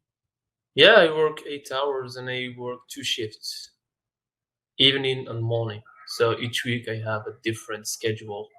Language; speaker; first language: English; non-native, fluent; Arabic